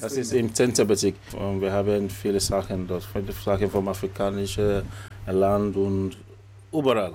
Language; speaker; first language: German; non-native, learner; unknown